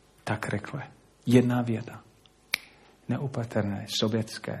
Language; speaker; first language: Czech; non-native, fluent; English